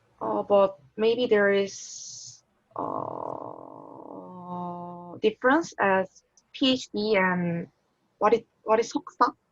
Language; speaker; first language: English; non-native, learner; Korean